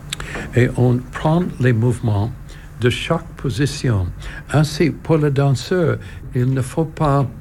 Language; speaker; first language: French; non-native, learner; English